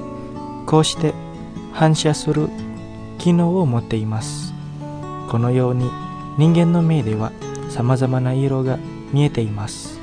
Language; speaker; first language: Japanese; non-native, fluent; Indonesian